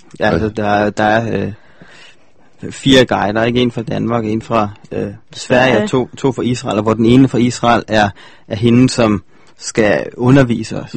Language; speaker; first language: Danish; native; Danish